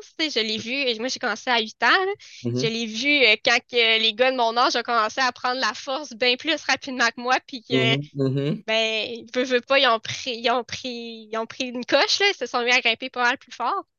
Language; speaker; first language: French; native; French